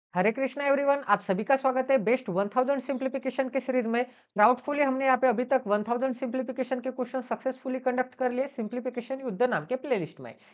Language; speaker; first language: Hindi; non-native, local second language; Marathi